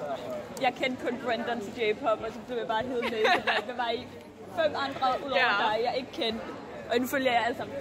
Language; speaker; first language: Danish; native; Danish